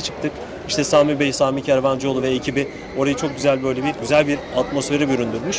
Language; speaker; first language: Turkish; native; Turkish